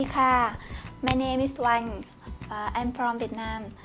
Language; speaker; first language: English; non-native, learner; Vietnamese